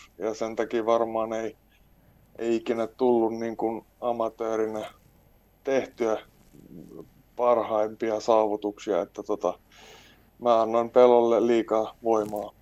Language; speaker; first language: Finnish; non-native, local second language; Swedish